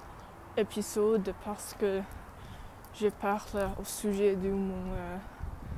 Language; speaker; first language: French; non-native, learner; English